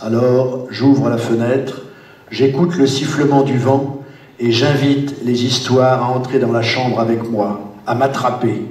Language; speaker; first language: French; native; French